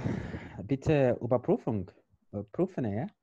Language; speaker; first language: German; non-native, learner; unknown